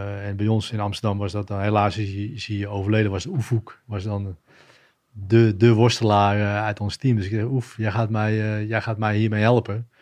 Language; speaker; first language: Dutch; native; Dutch